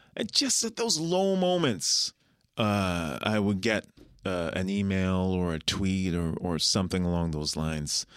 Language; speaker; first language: English; native; English